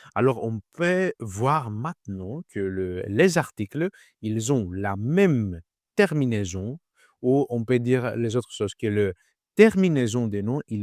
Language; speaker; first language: French; non-native, learner; Greek